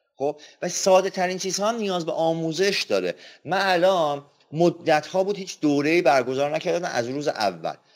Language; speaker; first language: Persian; non-native, local second language; Azerbaijani